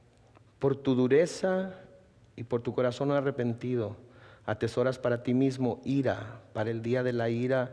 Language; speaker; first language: Spanish; native; Spanish